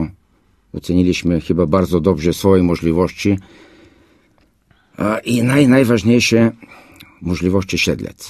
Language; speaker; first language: Polish; non-native, fluent; Bulgarian